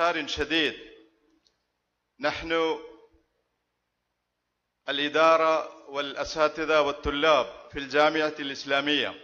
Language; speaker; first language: Arabic; non-native, fluent; Malayalam